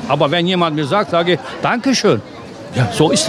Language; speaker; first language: German; non-native, fluent; Turkish